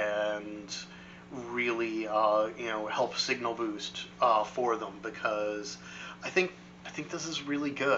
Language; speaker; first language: English; native; English